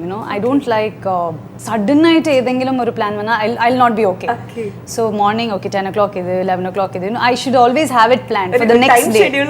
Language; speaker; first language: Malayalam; non-native, learner; Kannada